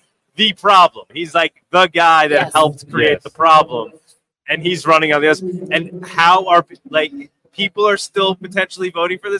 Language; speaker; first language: English; native; English